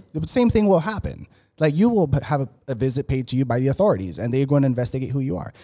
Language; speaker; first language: English; early bilingual, other home language; Spanish